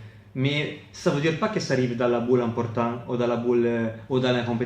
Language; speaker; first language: French; non-native, fluent; Italian